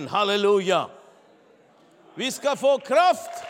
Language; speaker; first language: Swedish; non-native, fluent; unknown